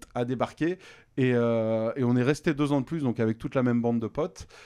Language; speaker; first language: French; native; French